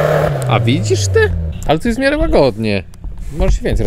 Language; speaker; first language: Polish; native; Polish